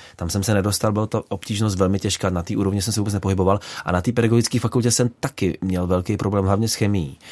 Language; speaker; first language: Czech; native; Czech